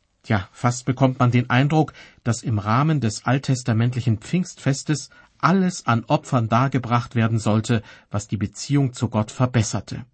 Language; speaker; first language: German; native; German